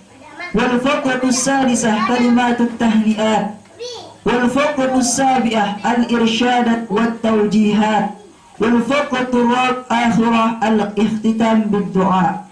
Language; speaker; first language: Arabic; non-native, fluent; Indonesian